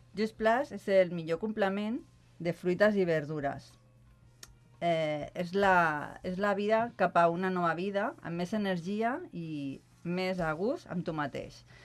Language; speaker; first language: Catalan; non-native, local second language; Spanish